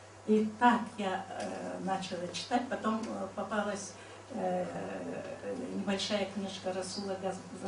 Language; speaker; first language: Russian; non-native, local second language; Karachay-Balkar